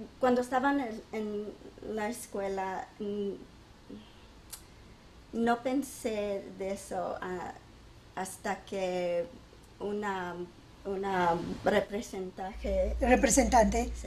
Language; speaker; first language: Spanish; early bilingual, heritage; English